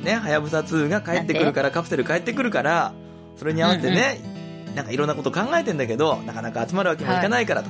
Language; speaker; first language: Japanese; native; Japanese